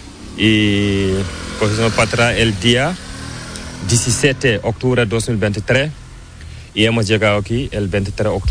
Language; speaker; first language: Spanish; non-native, learner; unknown